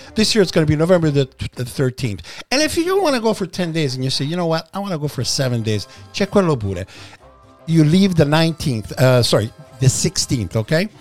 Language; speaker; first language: English; early bilingual, other home language; Italian